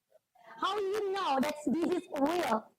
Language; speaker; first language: English; non-native, local second language; Indonesian